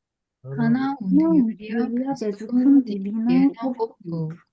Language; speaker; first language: German; non-native, learner; Korean